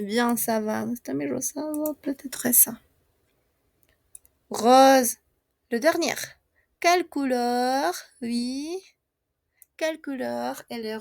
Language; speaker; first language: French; non-native, fluent; Spanish